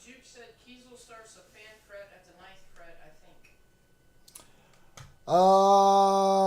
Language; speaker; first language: English; native; English